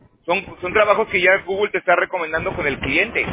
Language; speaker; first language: Spanish; native; Spanish